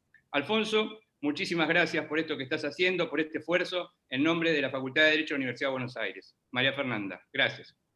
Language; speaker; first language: Spanish; native; Spanish